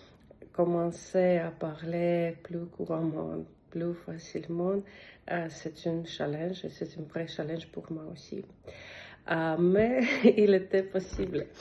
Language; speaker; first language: French; non-native, learner; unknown